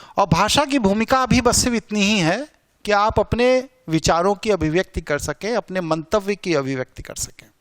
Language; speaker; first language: Hindi; native; Hindi